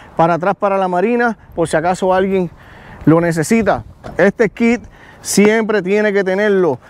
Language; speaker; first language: Spanish; native; Spanish